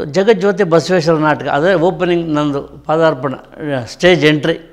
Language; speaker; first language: Kannada; native; Kannada